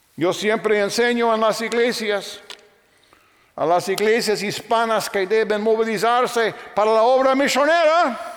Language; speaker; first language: Spanish; non-native, fluent; English